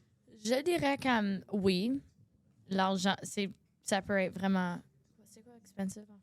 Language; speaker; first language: French; non-native, local second language; English